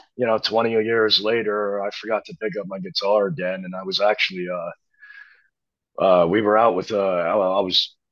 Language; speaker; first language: English; native; English